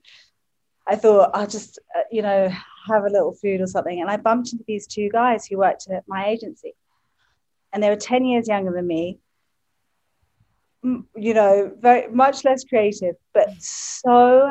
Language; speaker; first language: English; native; English